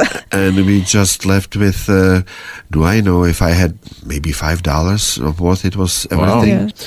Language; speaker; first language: English; non-native, fluent; Czech